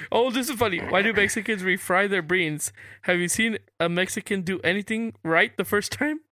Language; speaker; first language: English; early bilingual, other home language; Spanish